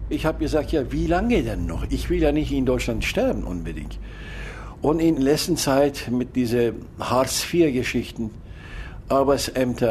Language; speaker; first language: German; early bilingual, other home language; Turkish